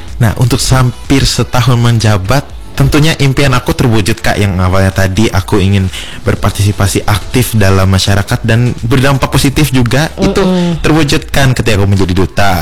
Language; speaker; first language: Indonesian; native; Indonesian